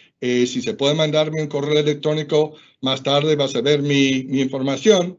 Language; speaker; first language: Spanish; non-native, fluent; English